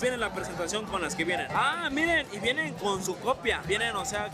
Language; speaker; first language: Spanish; native; Spanish